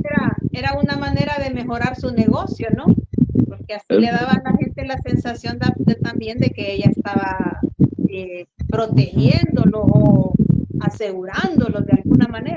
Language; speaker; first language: Spanish; native; Spanish